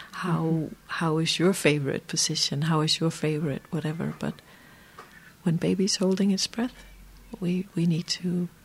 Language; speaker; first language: English; non-native, fluent; Danish